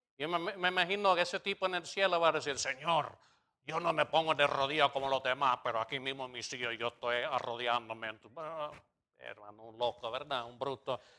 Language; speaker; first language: Spanish; non-native, fluent; English